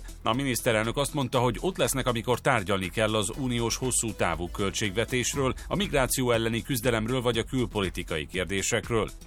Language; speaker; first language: Hungarian; native; Hungarian